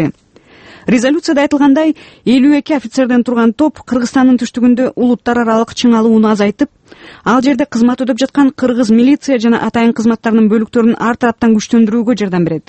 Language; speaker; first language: Kyrgyz; native; Kyrgyz